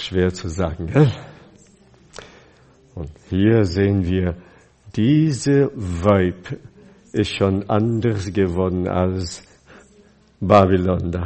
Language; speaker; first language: German; non-native, fluent; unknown